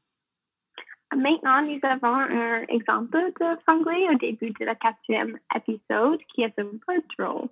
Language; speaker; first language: French; non-native, learner; English